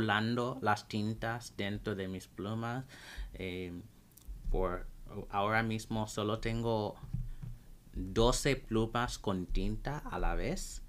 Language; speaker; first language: Spanish; non-native, fluent; English